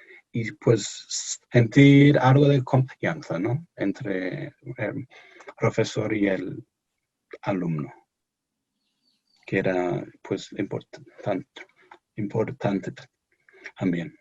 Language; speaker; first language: Spanish; non-native, fluent; English